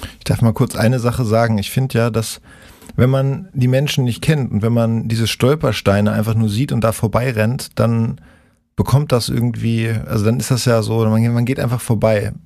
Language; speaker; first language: German; native; German